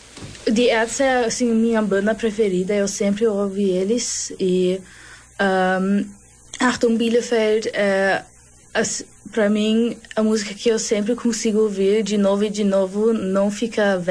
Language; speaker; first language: Portuguese; early bilingual, heritage; German